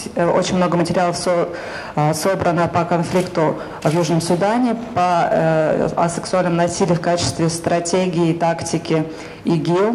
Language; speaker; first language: Russian; native; Russian